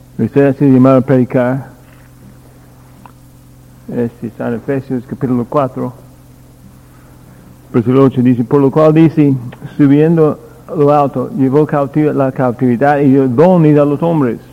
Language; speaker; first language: Spanish; non-native, learner; English